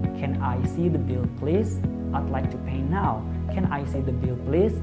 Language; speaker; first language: English; non-native, fluent; Indonesian